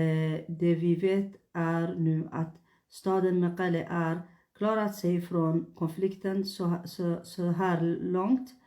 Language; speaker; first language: Swedish; non-native, fluent; Tigrinya